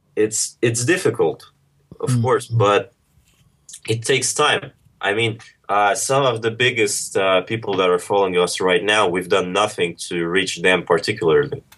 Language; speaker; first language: English; early bilingual, other home language; Russian